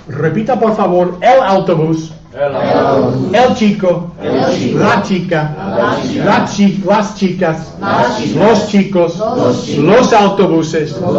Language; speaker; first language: Spanish; non-native, fluent; English